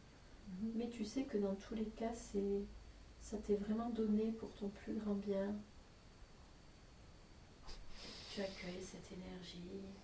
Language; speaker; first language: French; native; French